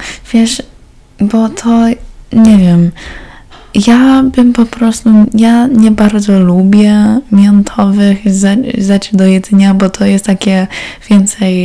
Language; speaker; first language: Polish; early bilingual, heritage; Polish